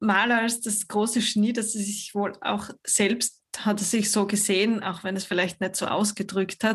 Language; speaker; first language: German; native; German